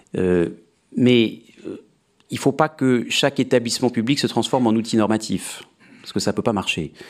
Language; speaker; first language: French; native; French